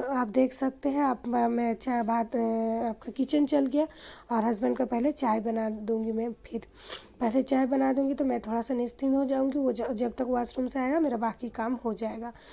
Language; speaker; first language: Hindi; non-native, local second language; Bangla